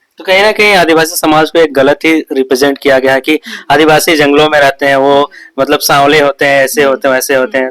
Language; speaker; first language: Hindi; native; Hindi